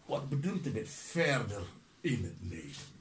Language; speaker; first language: Dutch; non-native, learner; Indonesian